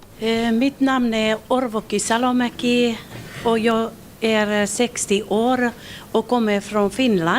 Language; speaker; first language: Swedish; non-native, local second language; Finnish